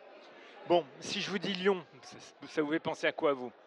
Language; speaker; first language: French; native; French